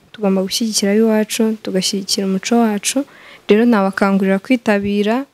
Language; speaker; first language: Kinyarwanda; native; Kinyarwanda